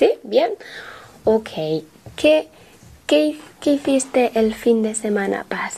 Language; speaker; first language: Spanish; non-native, fluent; English